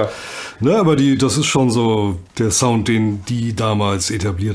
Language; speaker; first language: German; native; German